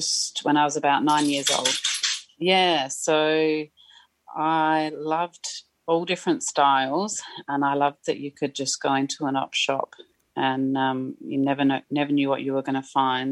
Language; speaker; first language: English; native; English